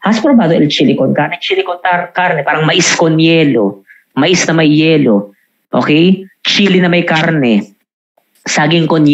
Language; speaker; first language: Spanish; non-native, fluent; Filipino